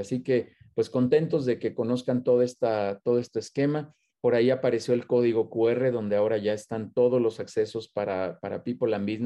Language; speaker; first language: Spanish; native; Spanish